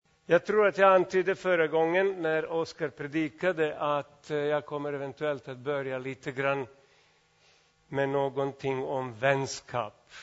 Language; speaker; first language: Swedish; non-native, fluent; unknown